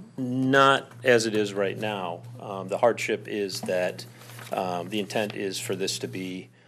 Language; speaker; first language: English; native; English